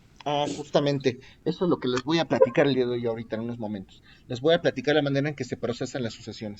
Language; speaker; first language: Spanish; native; Spanish